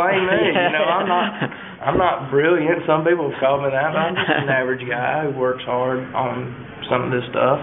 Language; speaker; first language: English; native; English